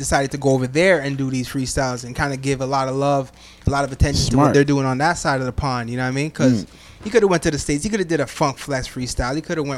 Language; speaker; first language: English; non-native, fluent; Arabic